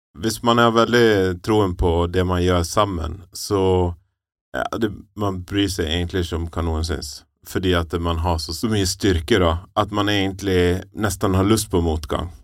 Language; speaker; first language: Norwegian; native; Norwegian